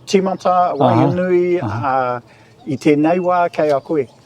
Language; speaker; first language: Māori; non-native, local second language; English